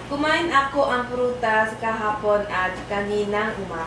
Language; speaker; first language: Filipino; non-native, learner; Korean